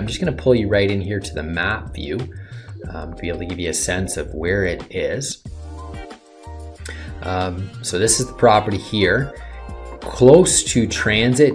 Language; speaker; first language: English; native; English